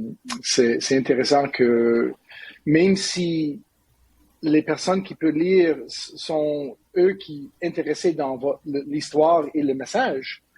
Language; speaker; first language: French; non-native, learner; English